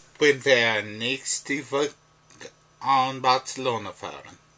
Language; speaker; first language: German; non-native, learner; English